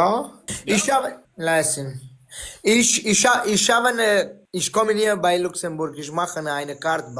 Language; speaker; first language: German; non-native, learner; Romanian